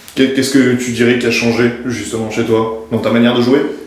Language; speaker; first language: French; native; French